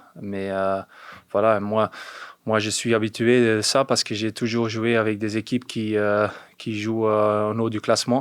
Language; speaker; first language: French; non-native, fluent; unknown